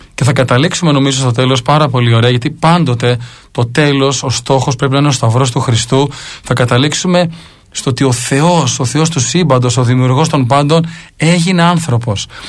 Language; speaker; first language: Greek; native; Greek